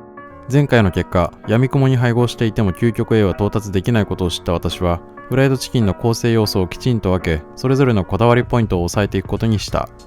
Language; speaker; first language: Japanese; native; Japanese